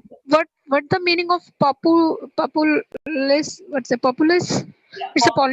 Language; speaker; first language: English; non-native, learner; Hindi